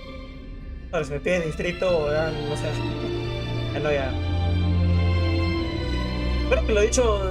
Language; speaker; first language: Spanish; native; Spanish